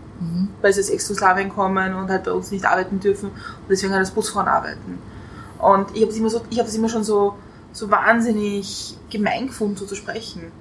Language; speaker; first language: German; native; German